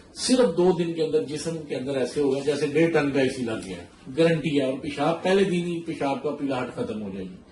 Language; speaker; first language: Urdu; non-native, local second language; Punjabi